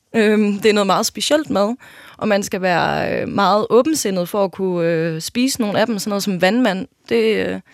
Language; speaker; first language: Danish; native; Danish